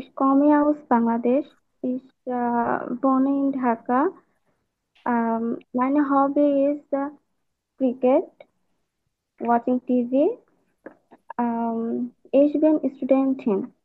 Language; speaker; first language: German; non-native, learner; Bangla